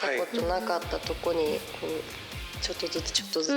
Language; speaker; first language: Japanese; native; Japanese